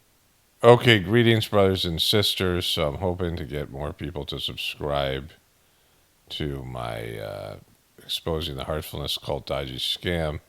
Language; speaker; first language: English; native; English